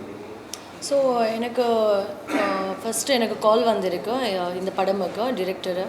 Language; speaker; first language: Tamil; non-native, learner; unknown